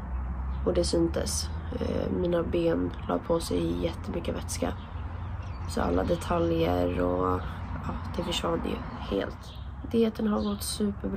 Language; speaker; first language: Swedish; native; Swedish